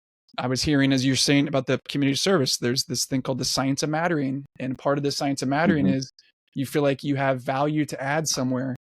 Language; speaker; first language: English; native; English